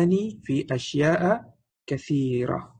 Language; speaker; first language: Arabic; non-native, fluent; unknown